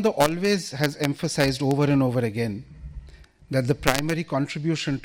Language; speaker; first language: English; non-native, local second language; Bangla